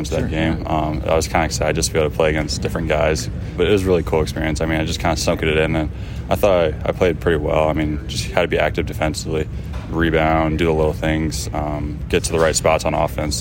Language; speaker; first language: English; native; English